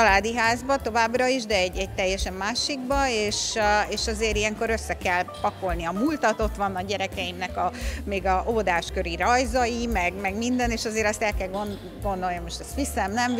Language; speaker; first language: Hungarian; native; Hungarian